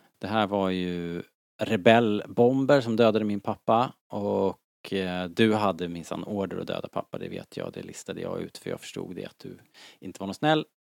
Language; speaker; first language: Swedish; native; Swedish